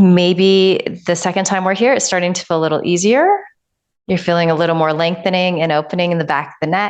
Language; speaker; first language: English; native; English